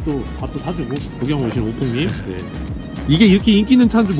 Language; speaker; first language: Korean; native; Korean